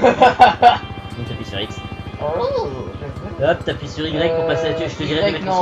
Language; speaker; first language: French; native; French